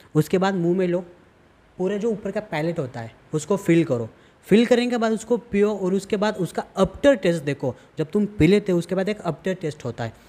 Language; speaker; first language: Hindi; non-native, local second language; Marathi